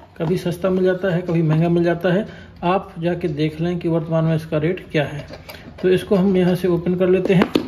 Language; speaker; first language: Hindi; native; Hindi